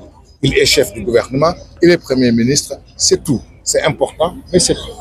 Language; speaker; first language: French; non-native, local second language; Wolof